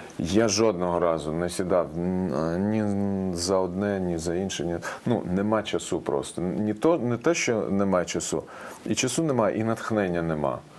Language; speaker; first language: Ukrainian; non-native, local second language; Russian